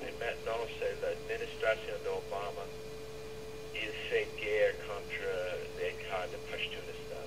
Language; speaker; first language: French; non-native, learner; English